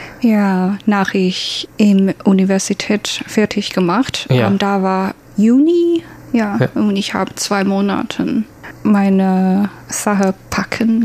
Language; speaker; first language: German; non-native, learner; Chinese